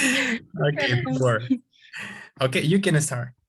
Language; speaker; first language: English; non-native, fluent; Spanish